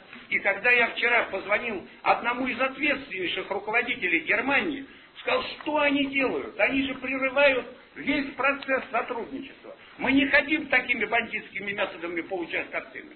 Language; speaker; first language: Russian; native; Russian